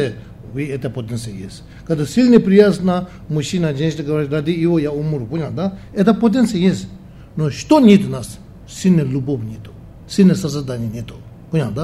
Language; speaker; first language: Russian; non-native, learner; Tibetan